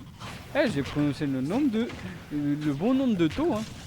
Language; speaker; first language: French; native; French